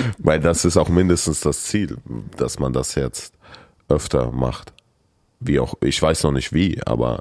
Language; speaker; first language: German; early bilingual, other home language; Russian